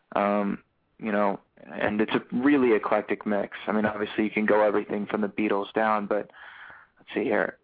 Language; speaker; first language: English; native; English